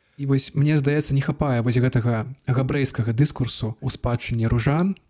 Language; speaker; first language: Belarusian; native; Belarusian